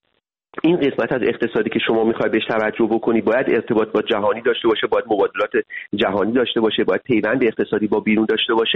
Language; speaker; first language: Persian; native; Persian